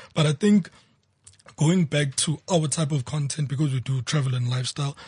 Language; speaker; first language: English; non-native, local second language; Zulu